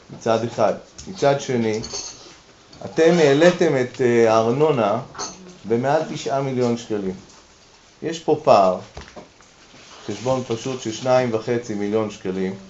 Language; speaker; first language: Hebrew; native; Hebrew